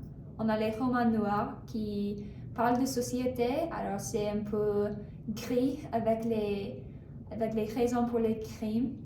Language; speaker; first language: French; non-native, learner; English